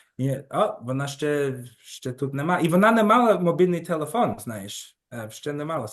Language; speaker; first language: Ukrainian; early bilingual, heritage; Ukrainian